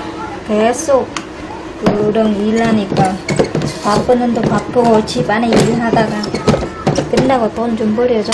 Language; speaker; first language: Korean; non-native, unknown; Vietnamese